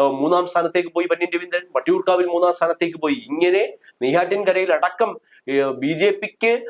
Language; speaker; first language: Malayalam; native; Malayalam